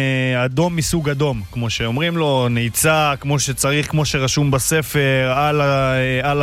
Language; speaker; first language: Hebrew; native; Hebrew